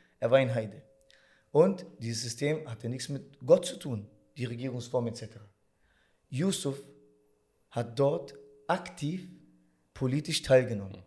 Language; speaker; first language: German; early bilingual, other home language; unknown